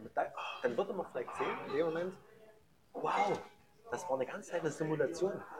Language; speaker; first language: German; native; German